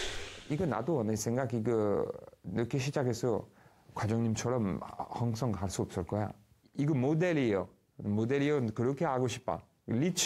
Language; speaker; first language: Korean; non-native, learner; French